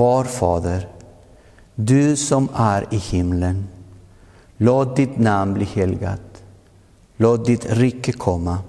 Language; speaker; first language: Swedish; non-native, fluent; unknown